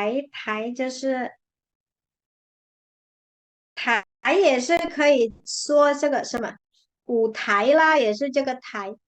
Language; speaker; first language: Chinese; non-native, fluent; Indonesian